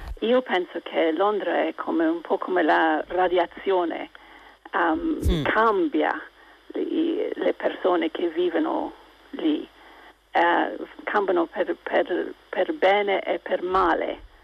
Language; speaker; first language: Italian; non-native, local second language; English